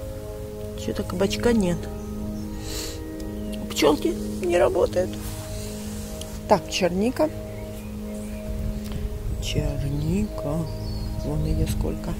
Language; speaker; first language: Russian; native; Russian